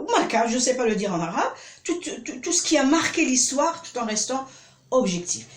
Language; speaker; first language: French; non-native, local second language; Arabic